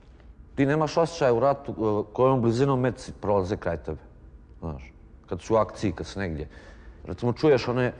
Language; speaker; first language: Croatian; native; Croatian